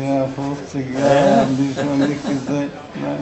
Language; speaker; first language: German; non-native, fluent; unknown